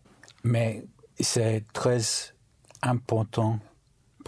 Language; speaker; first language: French; non-native, learner; English